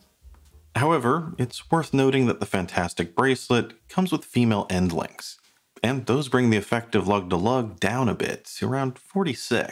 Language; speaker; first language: English; native; English